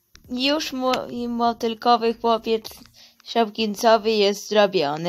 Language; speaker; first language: Polish; early bilingual, heritage; Polish